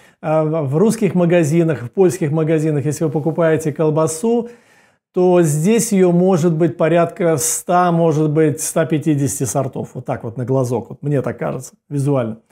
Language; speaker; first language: Russian; native; Russian